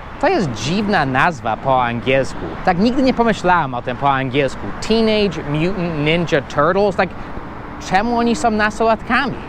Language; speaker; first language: Polish; non-native, fluent; English